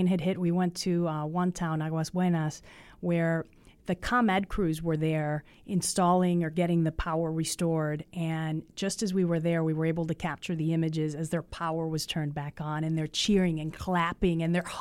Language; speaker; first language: English; early bilingual, other home language; Spanish